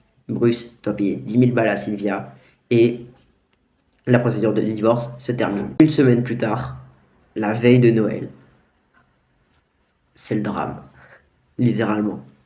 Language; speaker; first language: French; native; French